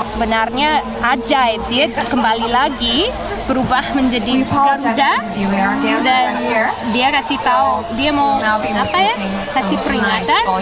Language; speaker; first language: Indonesian; non-native, fluent; English